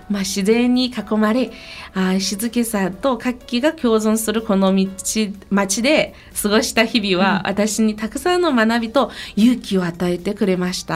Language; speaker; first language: Japanese; non-native, fluent; Chinese